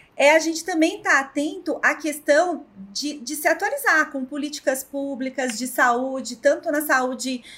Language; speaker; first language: Portuguese; native; Portuguese